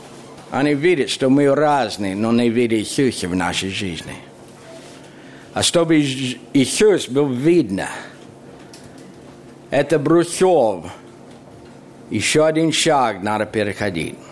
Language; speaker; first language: Russian; non-native, fluent; English